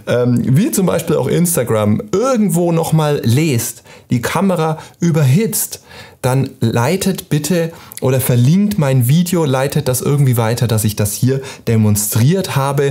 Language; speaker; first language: German; native; German